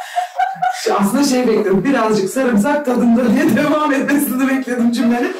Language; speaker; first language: Turkish; native; Turkish